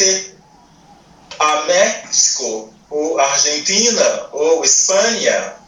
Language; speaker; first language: Spanish; non-native, learner; Portuguese